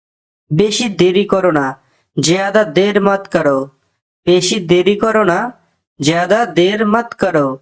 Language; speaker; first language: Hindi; non-native, learner; Bangla